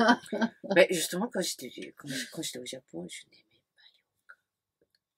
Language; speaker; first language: French; non-native, fluent; Japanese